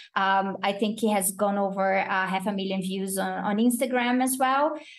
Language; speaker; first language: English; non-native, fluent; Portuguese